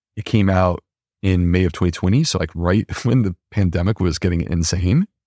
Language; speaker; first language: English; native; English